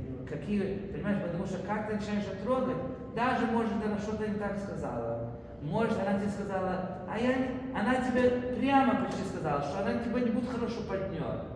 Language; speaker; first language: Russian; non-native, fluent; English